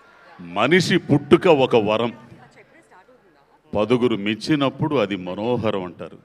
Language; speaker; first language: Telugu; native; Telugu